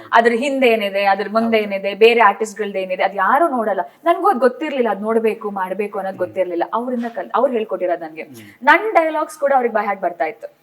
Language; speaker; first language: Kannada; non-native, local second language; Tulu